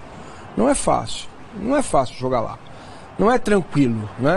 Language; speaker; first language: Portuguese; native; Portuguese